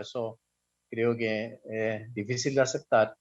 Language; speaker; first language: Spanish; native; Spanish